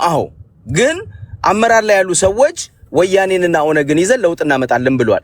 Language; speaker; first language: Amharic; native; Amharic